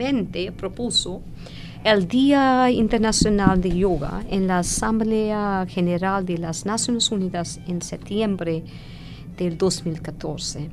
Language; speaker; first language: Spanish; non-native, fluent; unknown